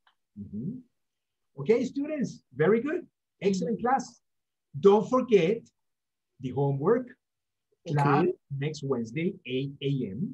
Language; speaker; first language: English; non-native, fluent; Spanish